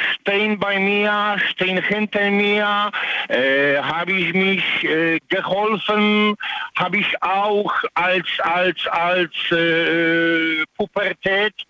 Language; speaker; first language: German; non-native, learner; Polish